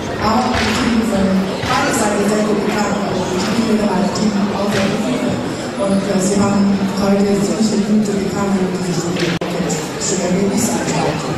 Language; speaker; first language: German; non-native, learner; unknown